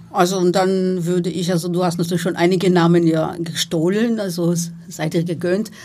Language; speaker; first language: German; non-native, fluent; Hebrew